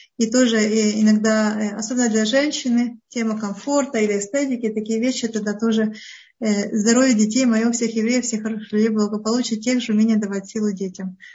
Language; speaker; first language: Russian; early bilingual, heritage; Russian